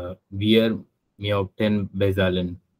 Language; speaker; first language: German; non-native, learner; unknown